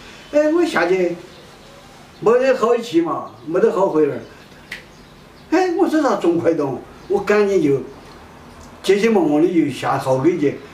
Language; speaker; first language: Chinese; non-native, local second language; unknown